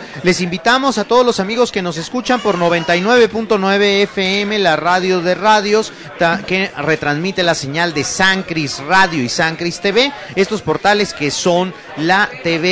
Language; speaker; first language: Spanish; native; Spanish